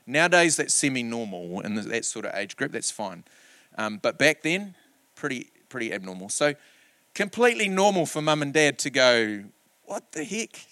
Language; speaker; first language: English; native; English